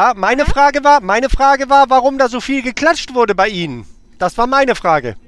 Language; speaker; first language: German; native; German